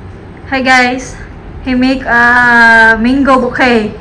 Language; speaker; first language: English; non-native, learner; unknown